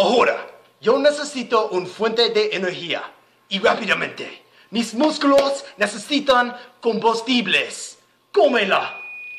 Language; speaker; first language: Spanish; non-native, learner; English